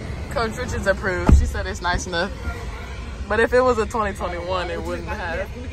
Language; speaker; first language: English; native; English